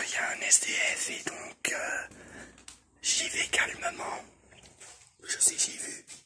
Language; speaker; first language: French; native; French